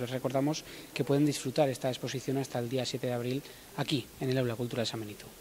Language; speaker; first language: Spanish; native; Spanish